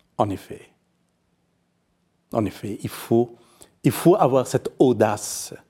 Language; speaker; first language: French; non-native, fluent; Persian